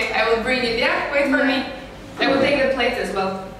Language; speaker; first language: English; non-native, fluent; Romanian